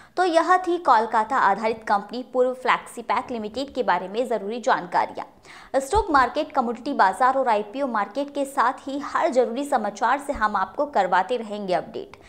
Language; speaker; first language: Hindi; native; Hindi